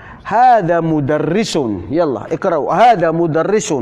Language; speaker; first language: Arabic; non-native, fluent; Filipino